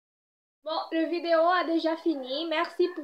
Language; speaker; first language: French; non-native, fluent; Portuguese